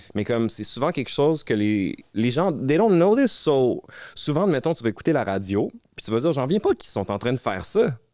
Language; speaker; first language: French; native; French